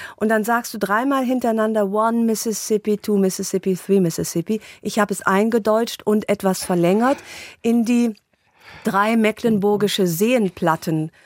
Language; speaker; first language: German; native; German